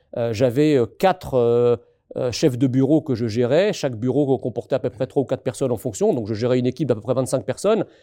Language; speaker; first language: French; early bilingual, other home language; Arabic